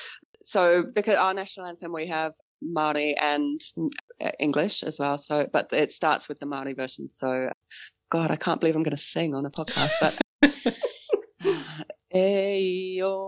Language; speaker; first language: English; native; English